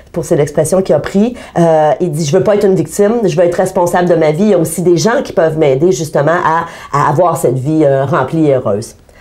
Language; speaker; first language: French; native; French